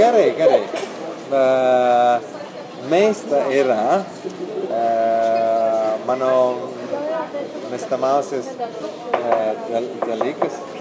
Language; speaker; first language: Lithuanian; non-native, learner; Italian